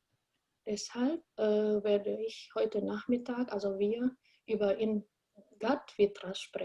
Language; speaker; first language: German; non-native, fluent; Indonesian